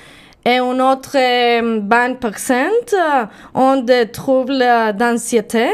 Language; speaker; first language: French; non-native, learner; Spanish